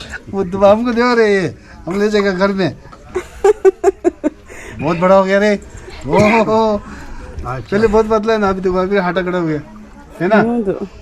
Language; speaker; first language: Hindi; non-native, local second language; Tibetan